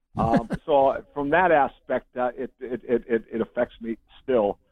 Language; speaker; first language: English; native; English